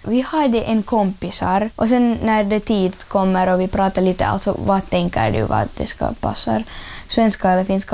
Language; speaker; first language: Swedish; early bilingual, other home language; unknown